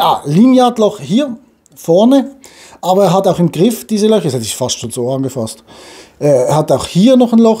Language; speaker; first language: German; native; German